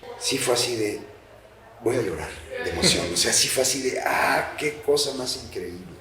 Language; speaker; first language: Spanish; native; Spanish